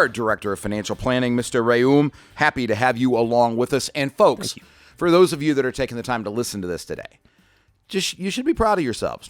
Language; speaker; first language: English; native; English